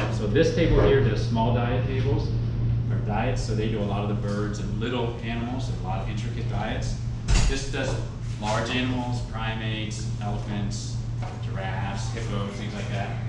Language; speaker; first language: English; native; English